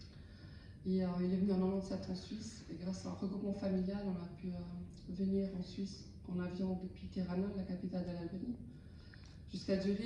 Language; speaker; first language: French; early bilingual, other home language; Albanian